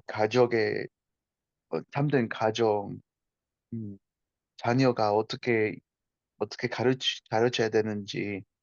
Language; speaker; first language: Korean; non-native, fluent; Spanish